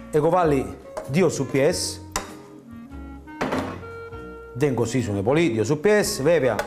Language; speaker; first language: Greek; non-native, learner; Italian